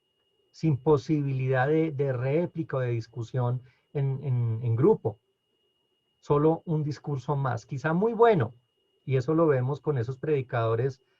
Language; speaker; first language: Spanish; native; Spanish